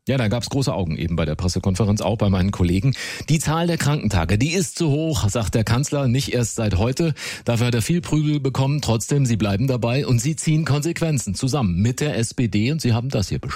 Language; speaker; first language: German; native; German